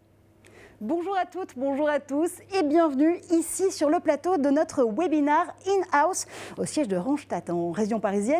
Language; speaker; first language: French; native; French